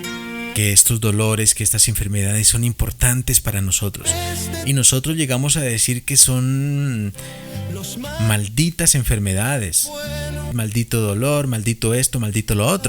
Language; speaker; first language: Spanish; native; Spanish